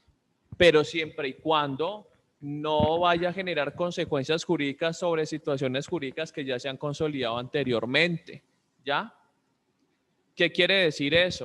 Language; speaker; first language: Spanish; native; Spanish